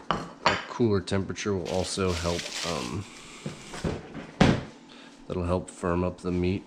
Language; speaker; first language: English; native; English